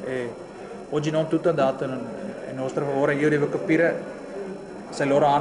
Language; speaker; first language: Italian; non-native, learner; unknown